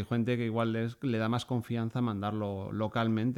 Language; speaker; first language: Spanish; native; Spanish